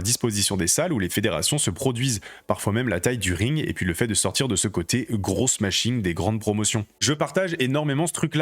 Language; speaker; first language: French; native; French